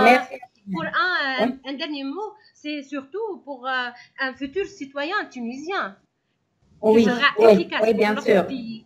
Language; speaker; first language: French; non-native, local second language; Arabic